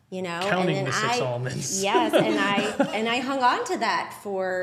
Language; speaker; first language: English; native; English